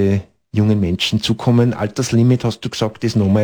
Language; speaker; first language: German; native; German